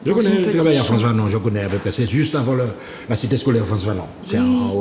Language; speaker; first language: French; native; French